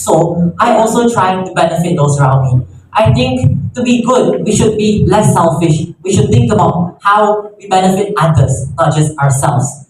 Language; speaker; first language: English; non-native, local second language; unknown